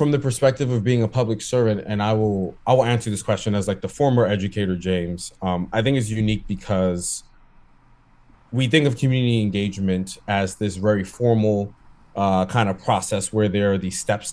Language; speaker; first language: English; native; English